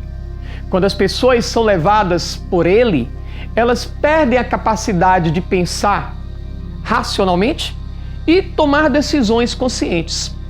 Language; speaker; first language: Portuguese; native; Portuguese